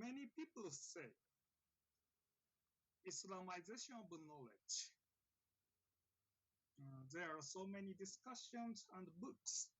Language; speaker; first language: English; non-native, fluent; Japanese